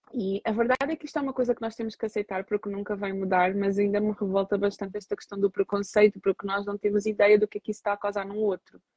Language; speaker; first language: Portuguese; native; Portuguese